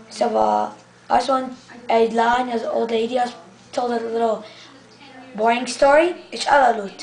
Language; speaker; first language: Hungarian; early bilingual, heritage; English